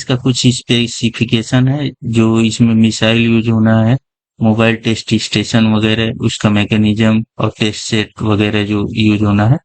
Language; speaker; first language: Hindi; native; Hindi